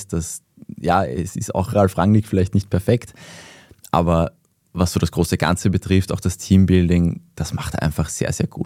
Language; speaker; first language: German; native; German